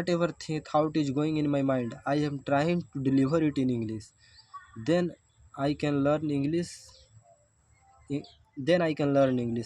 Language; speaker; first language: English; non-native, learner; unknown